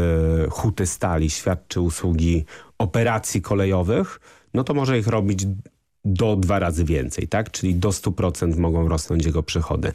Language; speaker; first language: Polish; native; Polish